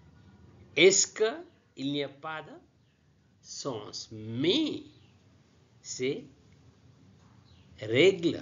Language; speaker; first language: French; non-native, learner; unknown